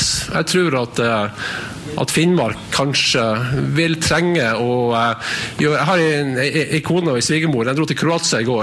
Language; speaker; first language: Norwegian; native; Norwegian